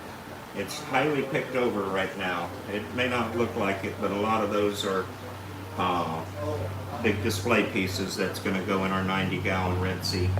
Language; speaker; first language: English; native; English